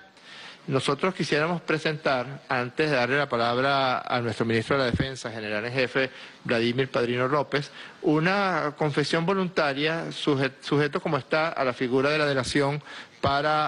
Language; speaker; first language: Spanish; native; Spanish